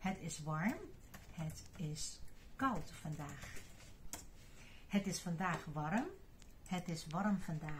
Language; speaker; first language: Dutch; non-native, fluent; Chinese